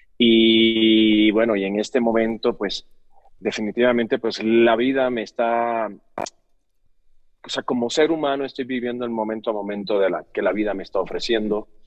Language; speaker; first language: Spanish; native; Spanish